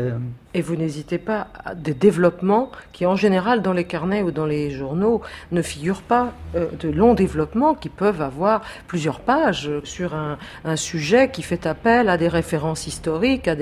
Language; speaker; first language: French; native; French